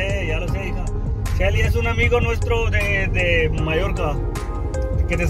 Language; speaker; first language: Spanish; non-native, fluent; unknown